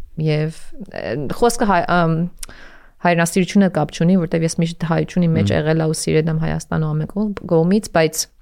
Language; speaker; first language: Armenian; early bilingual, heritage; Armenian